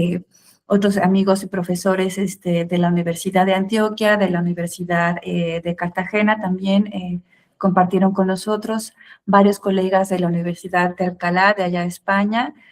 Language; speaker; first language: Spanish; native; Spanish